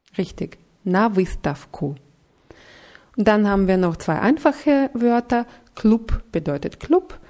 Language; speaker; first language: German; non-native, fluent; Russian